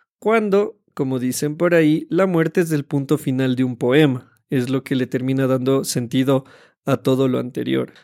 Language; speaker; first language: Spanish; native; Spanish